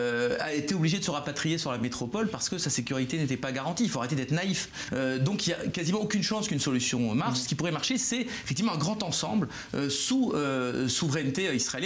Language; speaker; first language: French; native; French